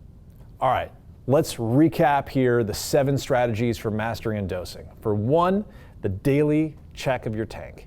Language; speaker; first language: English; native; English